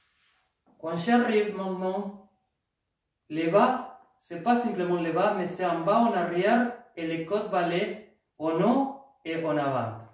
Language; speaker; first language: French; non-native, fluent; Spanish